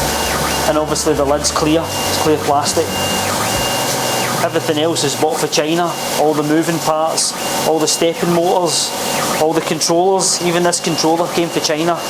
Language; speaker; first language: English; native; English